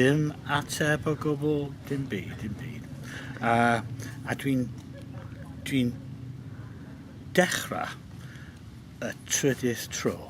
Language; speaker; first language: Welsh; non-native, fluent; English